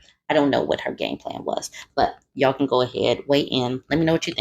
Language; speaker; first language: English; native; English